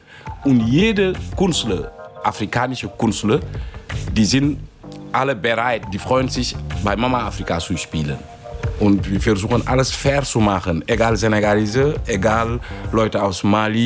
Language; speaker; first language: German; non-native, fluent; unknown